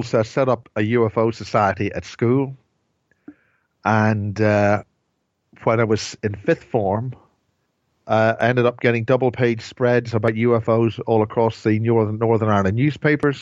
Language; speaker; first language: English; native; English